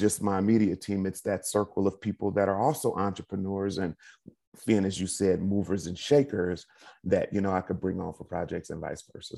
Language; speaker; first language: English; native; English